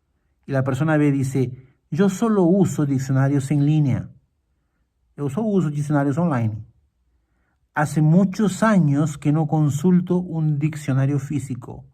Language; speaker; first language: Spanish; non-native, fluent; Portuguese